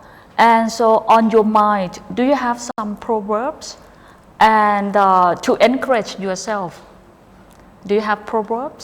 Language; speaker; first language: English; non-native, fluent; Thai